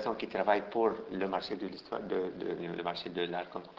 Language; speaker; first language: French; non-native, local second language; Arabic